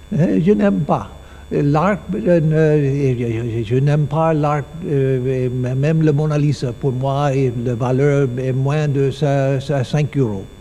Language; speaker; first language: French; non-native, learner; English